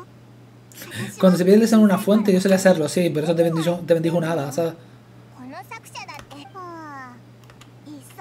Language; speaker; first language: Spanish; native; Spanish